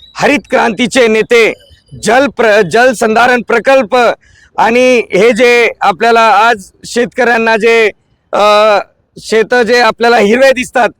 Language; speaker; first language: Marathi; non-native, local second language; Lambadi